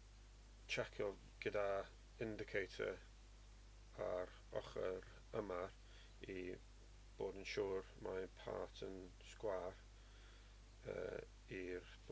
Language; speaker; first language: Welsh; non-native, learner; English